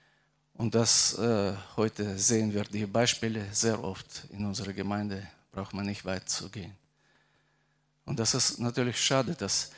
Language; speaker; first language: German; non-native, fluent; Russian